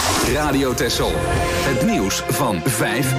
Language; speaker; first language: Dutch; native; Dutch